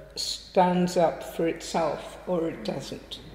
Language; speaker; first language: English; native; English